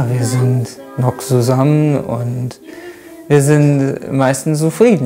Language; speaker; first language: German; non-native, learner; English